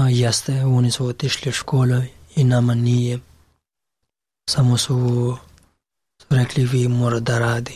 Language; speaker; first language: Serbian; non-native, learner; Pashto